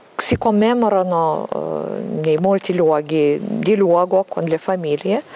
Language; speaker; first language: Italian; non-native, fluent; Lithuanian